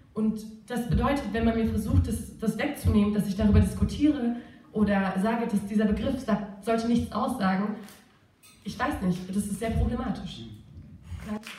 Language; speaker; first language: German; non-native, local second language; Turkish